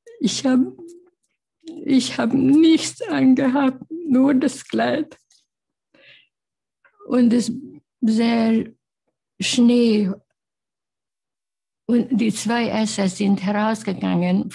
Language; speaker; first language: German; non-native, learner; Hungarian